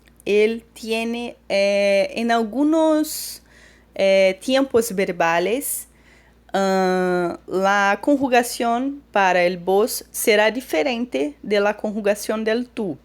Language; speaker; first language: Spanish; non-native, fluent; Portuguese